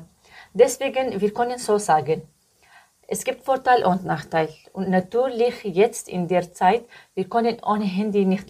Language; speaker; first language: German; non-native, learner; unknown